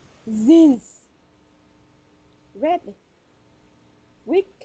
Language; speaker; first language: English; non-native, learner; Vietnamese